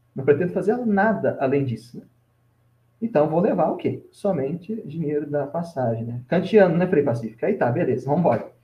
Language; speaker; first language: Portuguese; native; Portuguese